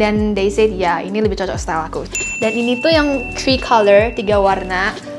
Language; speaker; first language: Indonesian; native; Indonesian